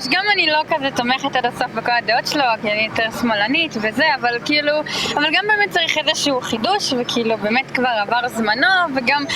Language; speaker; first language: Hebrew; native; Hebrew